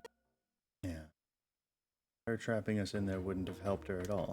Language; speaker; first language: English; native; English